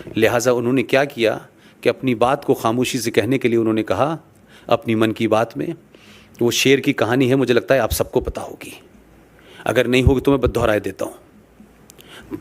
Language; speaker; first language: Hindi; native; Hindi